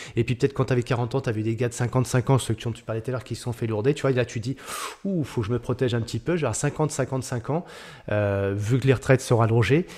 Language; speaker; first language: French; native; French